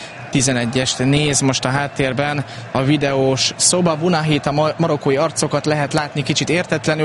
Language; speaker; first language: Hungarian; native; Hungarian